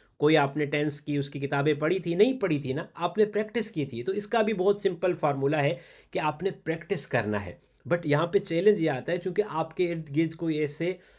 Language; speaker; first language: Urdu; non-native, local second language; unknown